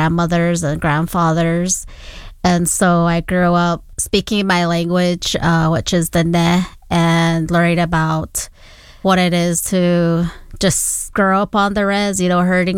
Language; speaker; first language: English; non-native, local second language; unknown